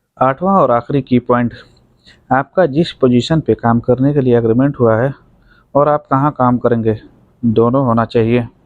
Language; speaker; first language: Hindi; native; Hindi